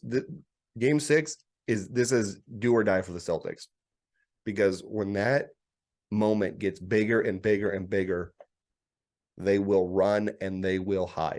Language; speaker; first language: English; native; English